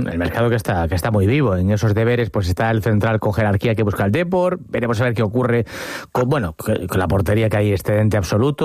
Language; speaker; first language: Spanish; native; Spanish